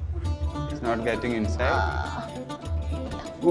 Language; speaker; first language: English; non-native, local second language; Malayalam